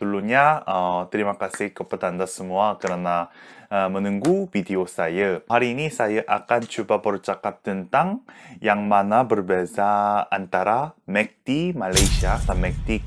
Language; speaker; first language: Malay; non-native, learner; Korean